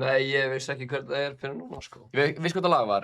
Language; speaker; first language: Icelandic; native; Icelandic